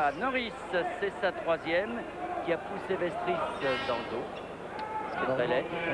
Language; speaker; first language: French; native; French